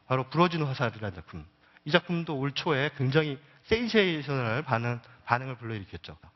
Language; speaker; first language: Korean; native; Korean